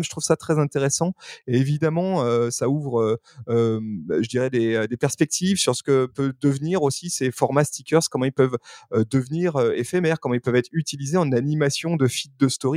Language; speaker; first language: French; native; French